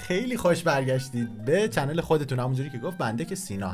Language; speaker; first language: Persian; native; Persian